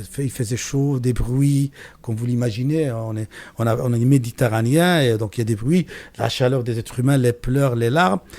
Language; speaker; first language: French; non-native, local second language; Arabic